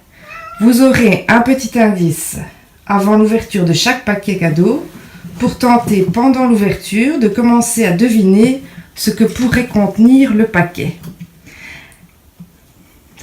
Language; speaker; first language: French; native; French